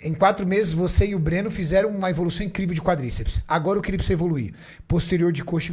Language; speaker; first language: Portuguese; native; Portuguese